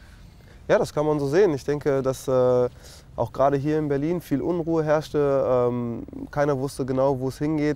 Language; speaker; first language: German; native; German